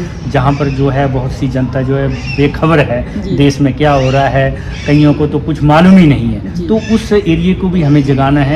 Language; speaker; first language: Hindi; native; Hindi